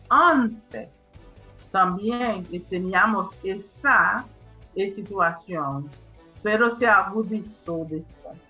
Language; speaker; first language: Spanish; non-native, fluent; Haitian Creole